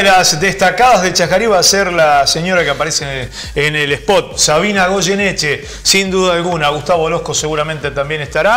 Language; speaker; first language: Spanish; native; Spanish